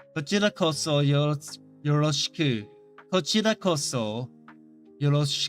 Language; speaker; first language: Japanese; non-native, learner; English